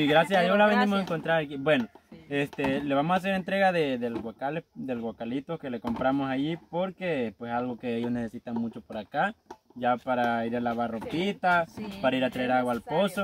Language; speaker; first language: Spanish; native; Spanish